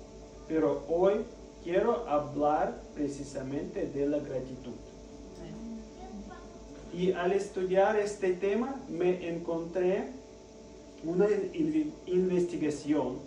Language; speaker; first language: Spanish; non-native, fluent; Russian